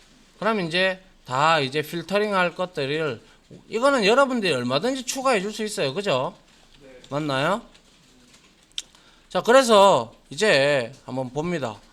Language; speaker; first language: Korean; native; Korean